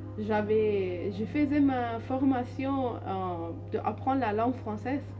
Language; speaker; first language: French; non-native, learner; Hindi